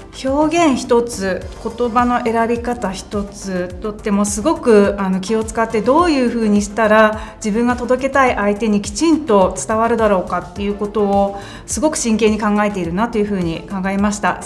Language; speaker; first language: Japanese; native; Japanese